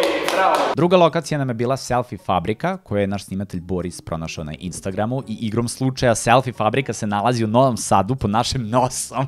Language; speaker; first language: Serbian; native; Serbian